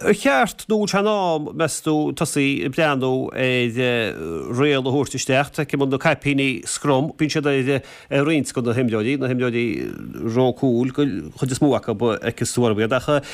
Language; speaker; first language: Irish; native; Irish